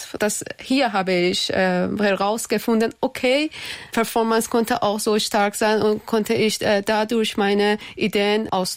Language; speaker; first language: German; non-native, learner; Persian